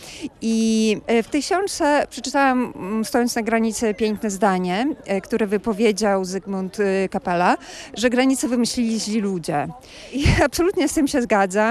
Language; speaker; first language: Polish; non-native, fluent; Ukrainian